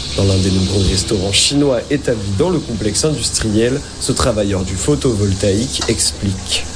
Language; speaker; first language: French; native; French